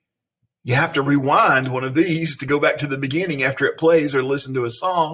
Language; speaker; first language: English; native; English